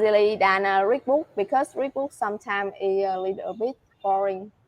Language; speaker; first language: English; non-native, learner; Vietnamese